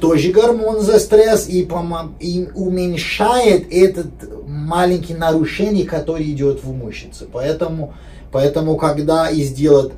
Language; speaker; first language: Russian; non-native, learner; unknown